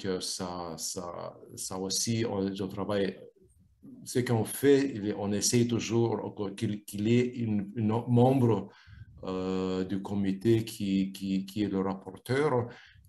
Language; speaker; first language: French; non-native, fluent; Lithuanian